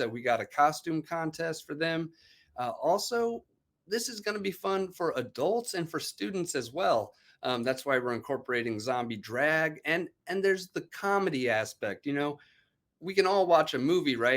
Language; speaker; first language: English; native; English